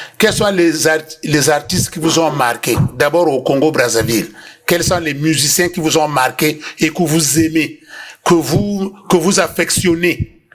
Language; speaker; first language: French; non-native, local second language; Kongo